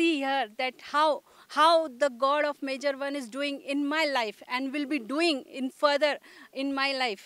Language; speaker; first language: English; non-native, local second language; Hindi